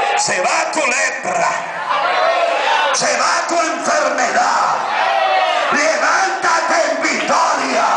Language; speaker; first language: Spanish; native; Spanish